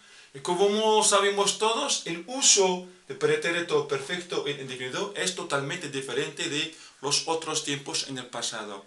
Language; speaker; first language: Spanish; non-native, fluent; Arabic